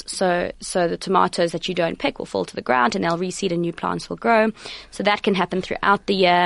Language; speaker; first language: English; native; English